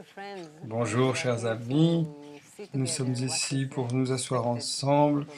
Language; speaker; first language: French; non-native, fluent; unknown